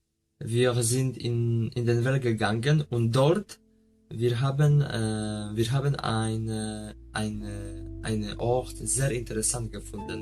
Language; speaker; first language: German; non-native, learner; Polish